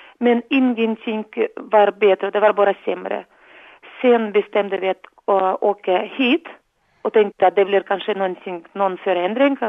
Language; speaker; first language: Swedish; non-native, fluent; Russian